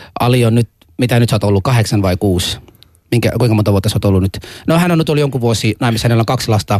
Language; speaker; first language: Finnish; early bilingual, other home language; Somali